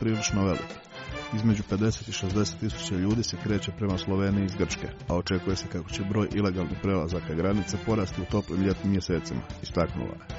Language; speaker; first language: Croatian; native; Croatian